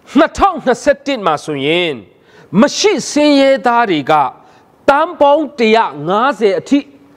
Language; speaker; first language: Burmese; non-native, local second language; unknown